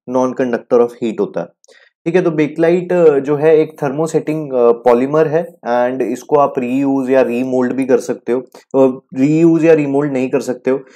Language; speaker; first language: Hindi; native; Hindi